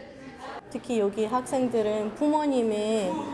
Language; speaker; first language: Korean; non-native, fluent; Russian